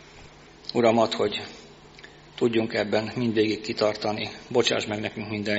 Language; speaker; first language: Hungarian; native; Hungarian